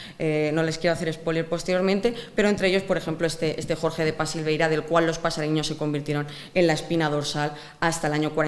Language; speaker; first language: Spanish; native; Spanish